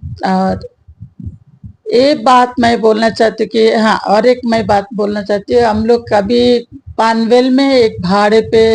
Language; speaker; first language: Hindi; non-native, local second language; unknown